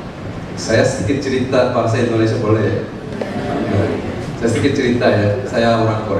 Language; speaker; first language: Indonesian; non-native, learner; Korean